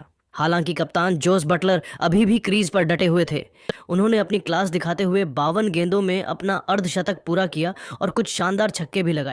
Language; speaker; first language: Hindi; native; Hindi